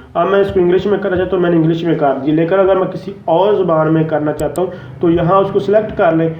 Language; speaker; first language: Urdu; non-native, local second language; Punjabi